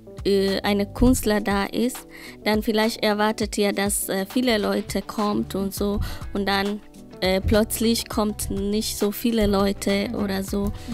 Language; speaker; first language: German; non-native, learner; Swahili